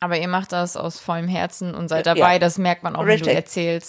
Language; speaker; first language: German; native; German